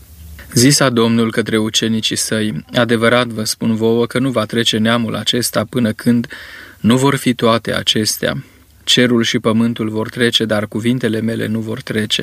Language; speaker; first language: Romanian; native; Romanian